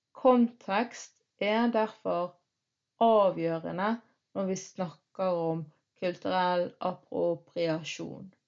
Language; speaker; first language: Norwegian; early bilingual, other home language; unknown